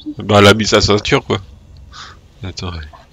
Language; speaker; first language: French; native; French